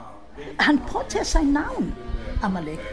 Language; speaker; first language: Danish; non-native, fluent; Hebrew